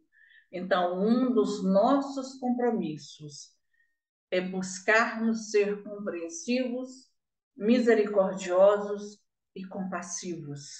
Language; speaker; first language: Portuguese; native; Portuguese